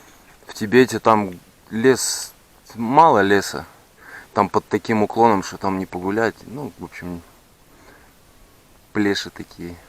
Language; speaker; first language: Russian; native; Russian